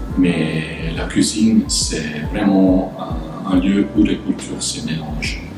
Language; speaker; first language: French; non-native, fluent; Italian